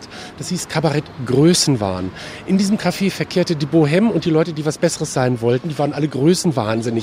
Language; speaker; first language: German; native; German